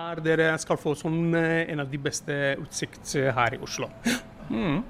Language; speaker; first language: Norwegian; non-native, learner; Italian